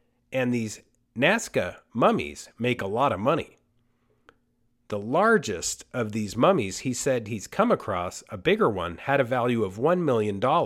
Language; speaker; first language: English; early bilingual, other home language; Spanish